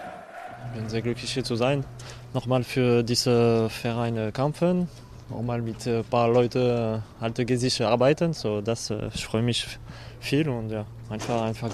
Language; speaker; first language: German; non-native, learner; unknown